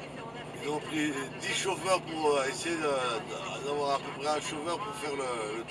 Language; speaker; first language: French; native; French